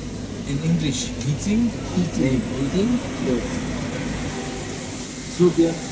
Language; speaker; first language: English; non-native, learner; Arabic